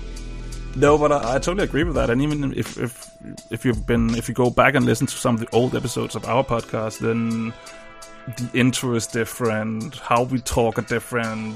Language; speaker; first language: English; non-native, fluent; Danish